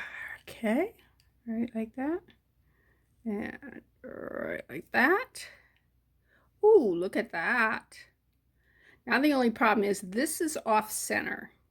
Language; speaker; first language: English; native; English